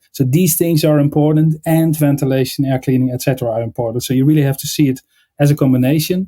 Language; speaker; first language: English; non-native, fluent; Dutch